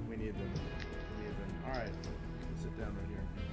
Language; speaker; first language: English; native; English